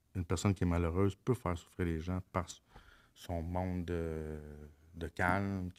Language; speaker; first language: French; native; French